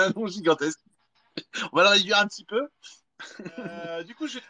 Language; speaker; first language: French; native; French